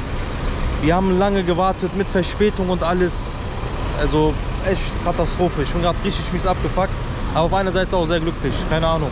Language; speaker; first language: German; early bilingual, other home language; Turkish